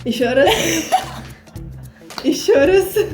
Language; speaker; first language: Russian; native; Russian